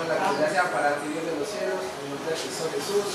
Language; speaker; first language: Spanish; native; Spanish